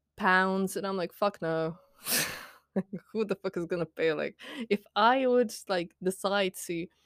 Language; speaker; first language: English; non-native, fluent; Latvian